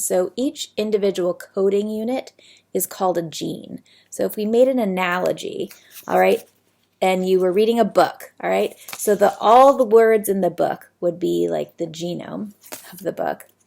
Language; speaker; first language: English; native; English